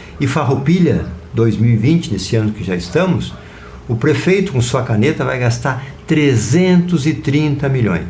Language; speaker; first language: Portuguese; native; Portuguese